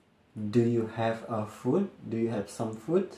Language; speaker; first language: English; non-native, learner; Indonesian